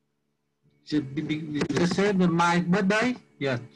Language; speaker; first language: English; non-native, learner; Vietnamese